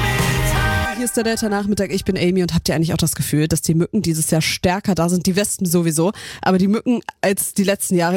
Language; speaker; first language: German; native; German